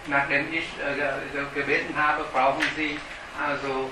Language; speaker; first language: German; non-native, fluent; Vietnamese